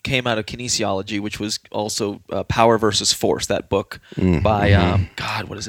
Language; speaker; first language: English; native; English